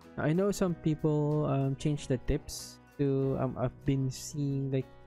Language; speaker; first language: English; non-native, local second language; Filipino